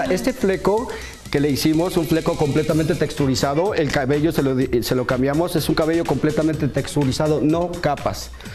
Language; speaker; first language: Spanish; native; Spanish